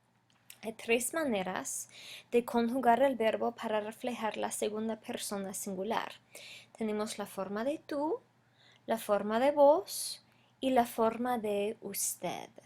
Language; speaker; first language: Spanish; non-native, fluent; English